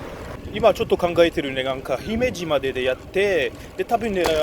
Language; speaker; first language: Japanese; non-native, learner; French